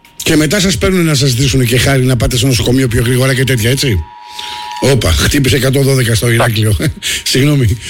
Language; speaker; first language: Greek; native; Greek